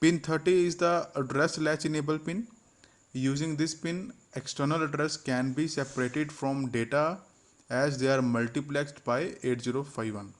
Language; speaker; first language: English; non-native, local second language; Punjabi